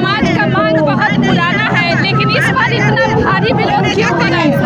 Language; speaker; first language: Hindi; native; Hindi